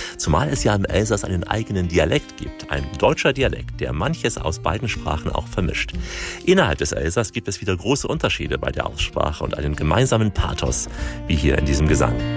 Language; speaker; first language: German; native; German